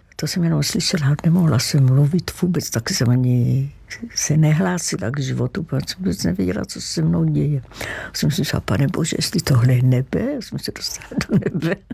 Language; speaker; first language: Czech; native; Czech